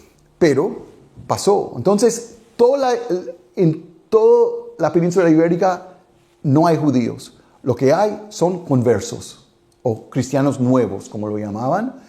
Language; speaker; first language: Spanish; non-native, fluent; English